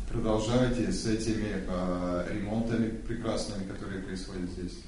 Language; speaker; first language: Russian; native; Russian